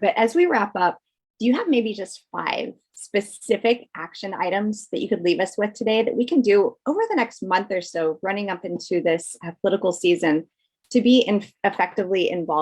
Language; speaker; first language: English; native; English